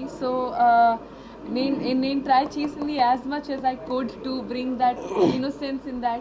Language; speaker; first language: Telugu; non-native, learner; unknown